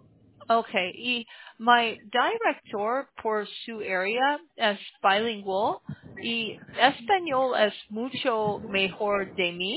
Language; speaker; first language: Spanish; non-native, learner; English